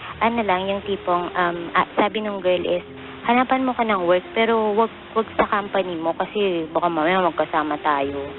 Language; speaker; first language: Filipino; non-native, local second language; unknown